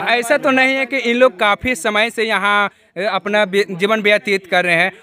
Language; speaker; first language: Hindi; native; Hindi